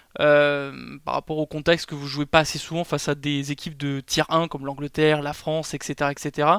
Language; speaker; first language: French; native; French